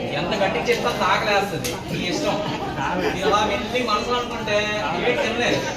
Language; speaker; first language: Telugu; native; Telugu